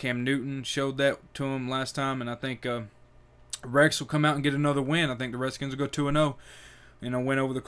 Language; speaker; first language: English; native; English